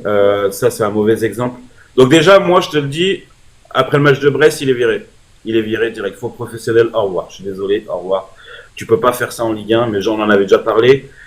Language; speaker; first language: French; native; French